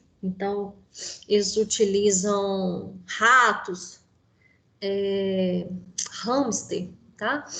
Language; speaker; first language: Portuguese; native; Portuguese